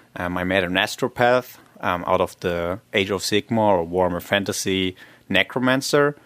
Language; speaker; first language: English; non-native, fluent; German